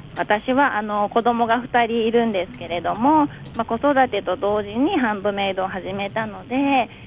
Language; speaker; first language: Japanese; native; Japanese